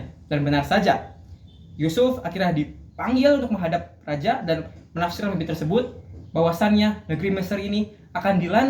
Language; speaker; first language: Indonesian; native; Indonesian